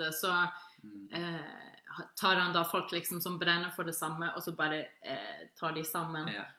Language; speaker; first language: Norwegian; non-native, fluent; Faroese